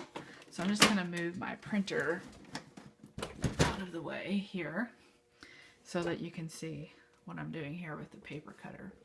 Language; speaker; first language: English; native; English